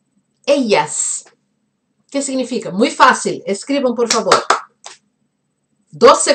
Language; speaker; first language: Spanish; non-native, fluent; Portuguese